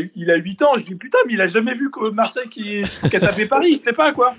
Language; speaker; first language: French; native; French